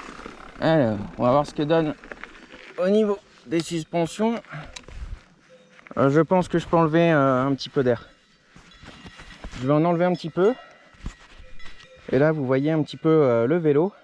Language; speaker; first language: French; native; French